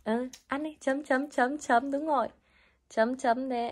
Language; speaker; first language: Vietnamese; native; Vietnamese